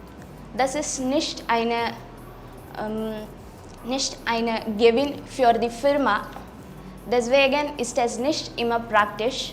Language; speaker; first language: German; non-native, fluent; Malayalam